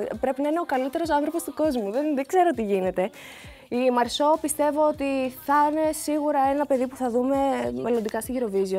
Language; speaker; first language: Greek; native; Greek